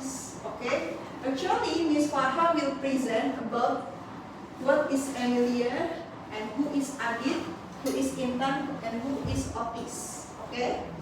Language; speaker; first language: English; non-native, fluent; Indonesian